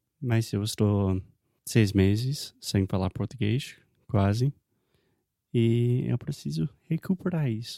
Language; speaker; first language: Portuguese; non-native, fluent; English